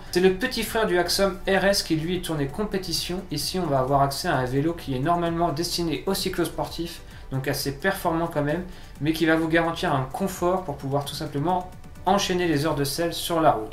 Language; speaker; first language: French; native; French